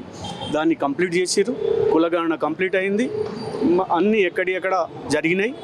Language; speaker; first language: Telugu; native; Telugu